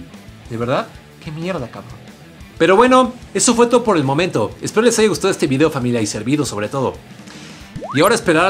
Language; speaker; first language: Spanish; native; Spanish